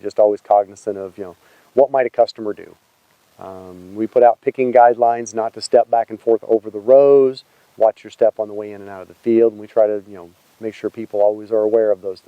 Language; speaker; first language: English; native; English